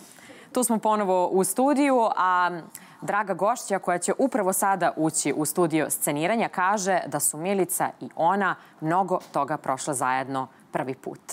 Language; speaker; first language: Serbian; native; Serbian